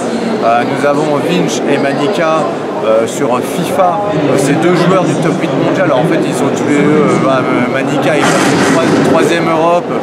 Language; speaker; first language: French; native; French